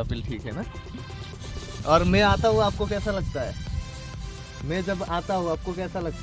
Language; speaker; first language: Hindi; non-native, local second language; Assamese